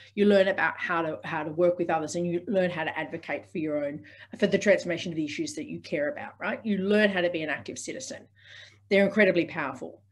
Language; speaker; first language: English; native; English